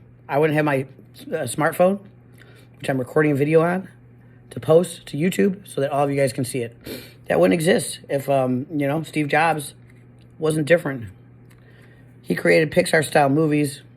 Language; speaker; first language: English; native; English